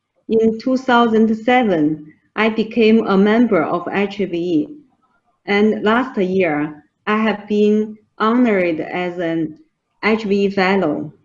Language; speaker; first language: English; non-native, fluent; Chinese